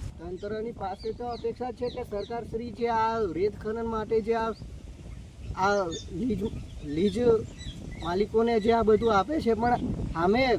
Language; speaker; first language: Gujarati; non-native, local second language; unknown